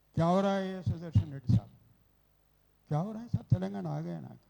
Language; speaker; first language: Hindi; non-native, local second language; Telugu